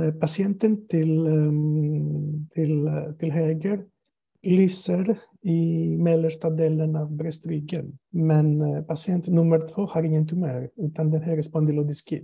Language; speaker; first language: Swedish; non-native, fluent; Greek